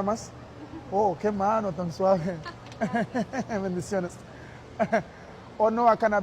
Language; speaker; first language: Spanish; non-native, learner; Haitian Creole